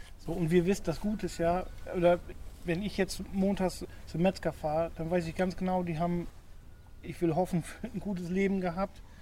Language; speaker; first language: German; native; German